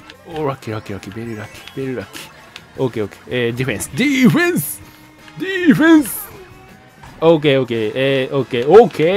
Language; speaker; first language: English; non-native, learner; Japanese